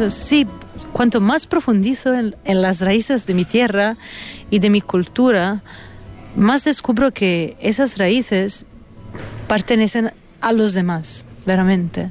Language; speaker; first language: Spanish; non-native, fluent; Italian